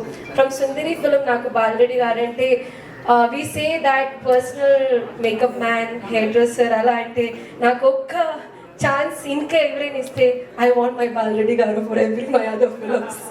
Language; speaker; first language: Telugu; non-native, fluent; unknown